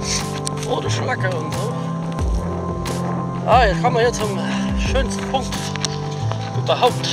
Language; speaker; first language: German; native; German